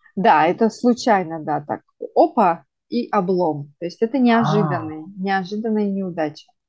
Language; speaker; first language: Russian; native; Russian